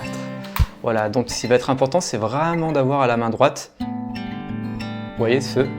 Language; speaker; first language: French; native; French